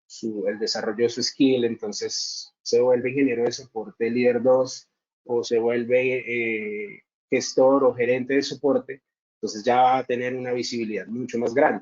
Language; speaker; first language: Spanish; native; Spanish